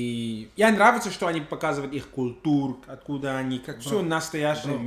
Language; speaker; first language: Russian; non-native, learner; English